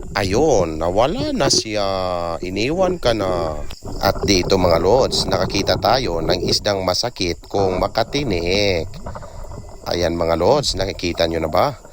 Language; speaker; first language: Filipino; non-native, local second language; Cebuano